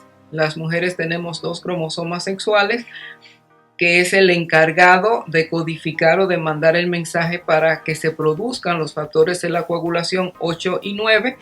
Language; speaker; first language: Spanish; native; Spanish